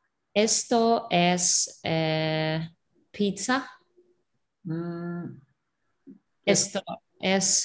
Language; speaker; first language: Spanish; non-native, learner; Russian